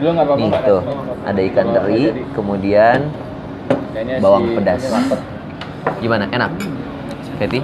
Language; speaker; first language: Indonesian; native; Indonesian